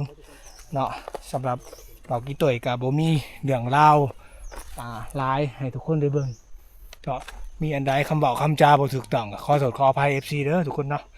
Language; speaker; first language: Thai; non-native, local second language; Lao